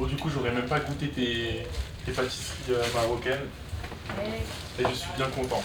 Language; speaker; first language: French; native; French